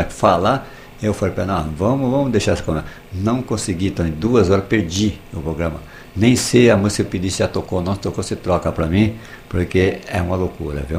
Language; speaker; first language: Portuguese; native; Portuguese